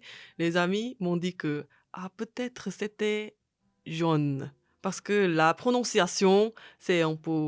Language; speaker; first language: French; non-native, fluent; Korean